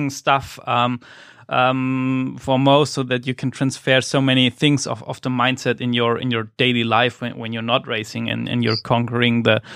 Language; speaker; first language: English; non-native, fluent; German